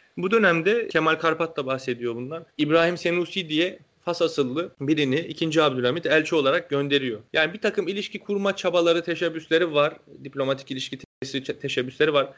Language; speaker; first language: Turkish; native; Turkish